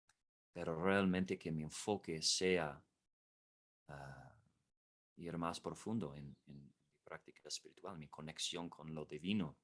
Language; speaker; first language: Spanish; non-native, fluent; English